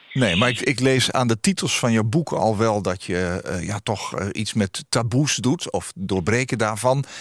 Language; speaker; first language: Dutch; native; Dutch